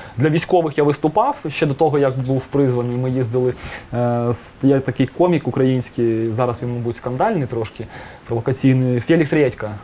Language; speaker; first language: Ukrainian; non-native, local second language; Russian